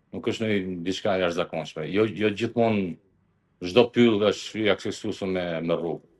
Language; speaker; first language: Albanian; native; Albanian